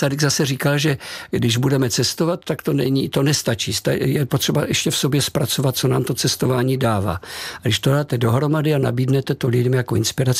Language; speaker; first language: Czech; native; Czech